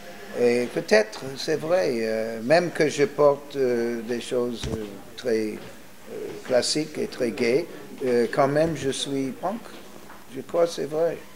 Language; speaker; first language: French; non-native, fluent; English